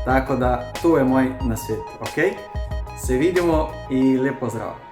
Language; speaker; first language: Slovenian; non-native, learner; Portuguese